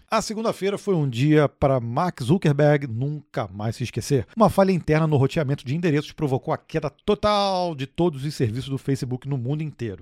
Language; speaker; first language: Portuguese; native; Portuguese